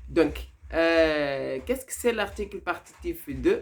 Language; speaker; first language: French; non-native, fluent; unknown